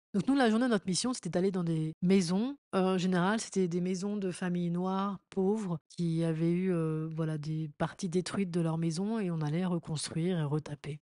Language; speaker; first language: French; native; French